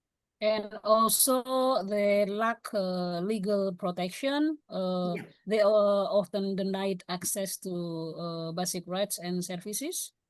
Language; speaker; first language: English; non-native, learner; Indonesian